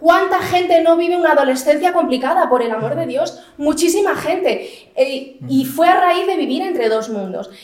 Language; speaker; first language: Spanish; early bilingual, other home language; Arabic